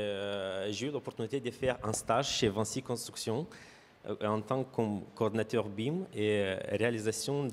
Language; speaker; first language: French; non-native, fluent; Romanian